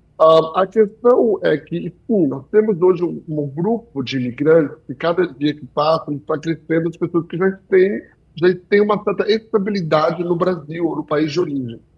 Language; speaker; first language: Portuguese; early bilingual, heritage; Portuguese